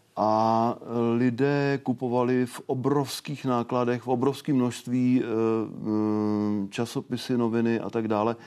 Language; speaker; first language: Czech; native; Czech